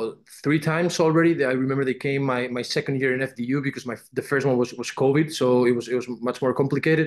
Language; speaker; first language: English; non-native, fluent; Spanish